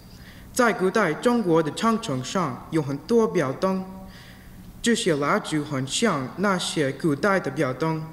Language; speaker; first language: Chinese; non-native, learner; English